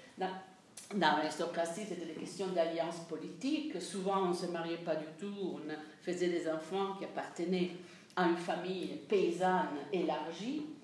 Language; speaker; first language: French; non-native, fluent; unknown